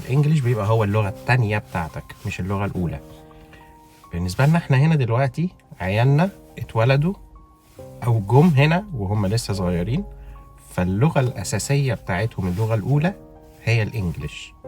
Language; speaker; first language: Arabic; native; Arabic